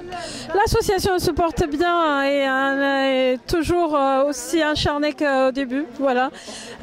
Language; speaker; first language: French; non-native, fluent; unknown